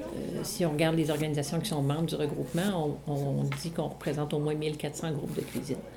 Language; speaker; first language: French; native; French